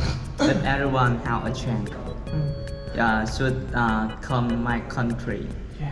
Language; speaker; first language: English; non-native, learner; Vietnamese